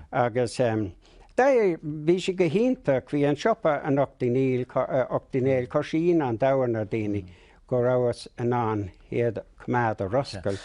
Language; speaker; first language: Irish; non-native, local second language; English